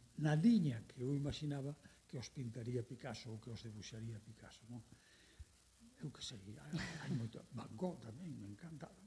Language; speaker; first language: Galician; native; Galician